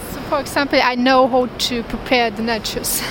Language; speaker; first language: English; non-native, learner; Turkish